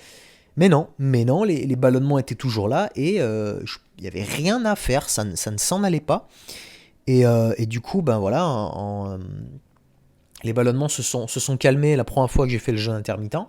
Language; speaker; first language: French; native; French